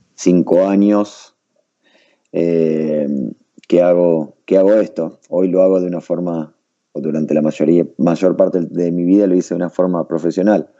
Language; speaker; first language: Spanish; native; Spanish